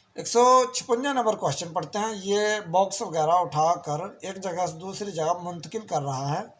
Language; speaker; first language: Urdu; non-native, local second language; Punjabi